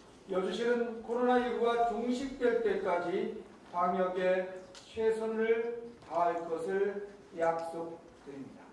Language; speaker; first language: Korean; native; Korean